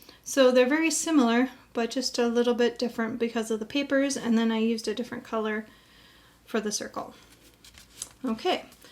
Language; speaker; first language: English; native; English